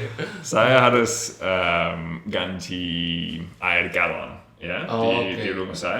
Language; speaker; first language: Indonesian; non-native, learner; English